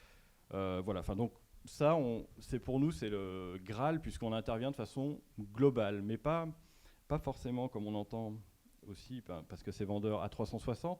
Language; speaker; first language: French; native; French